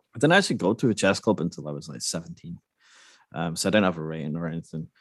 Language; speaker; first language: English; native; English